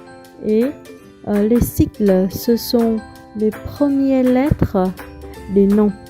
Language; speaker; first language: French; non-native, learner; Vietnamese